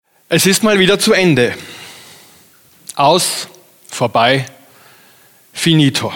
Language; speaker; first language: German; native; German